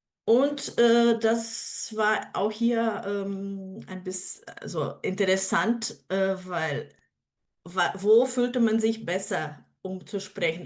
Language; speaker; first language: German; non-native, fluent; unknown